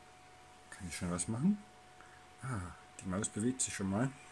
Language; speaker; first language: German; native; German